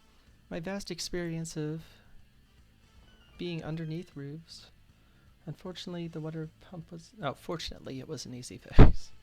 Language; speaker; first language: English; native; English